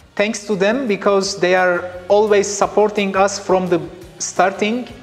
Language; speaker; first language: English; non-native, fluent; Turkish